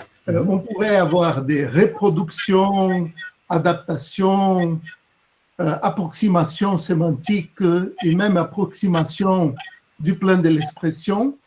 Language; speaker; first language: French; non-native, fluent; Portuguese